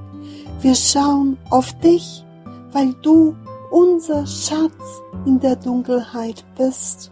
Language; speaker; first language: German; non-native, fluent; Portuguese